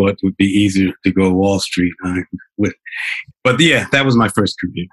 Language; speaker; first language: English; native; English